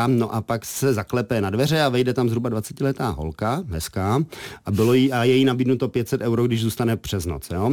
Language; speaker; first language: Czech; native; Czech